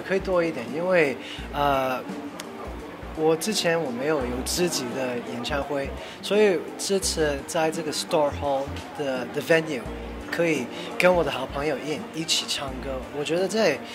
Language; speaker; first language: Chinese; non-native, local second language; Cantonese